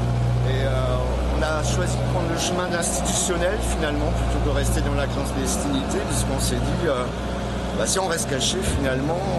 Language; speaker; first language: French; native; French